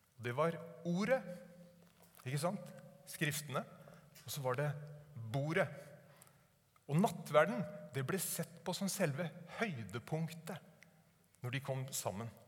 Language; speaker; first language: Norwegian; native; Norwegian